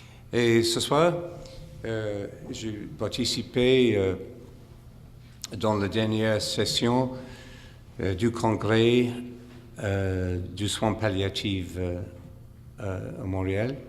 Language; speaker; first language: French; non-native, fluent; English